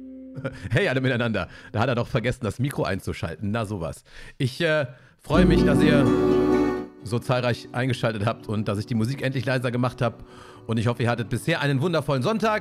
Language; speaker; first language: German; native; German